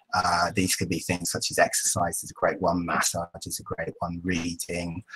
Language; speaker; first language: English; native; English